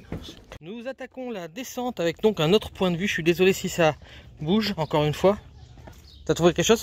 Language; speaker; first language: French; native; French